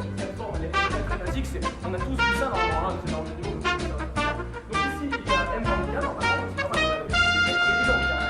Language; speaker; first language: French; native; French